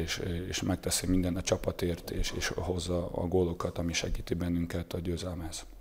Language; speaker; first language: Hungarian; non-native, fluent; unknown